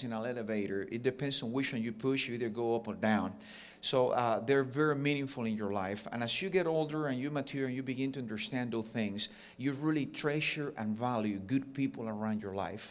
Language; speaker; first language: English; non-native, fluent; Spanish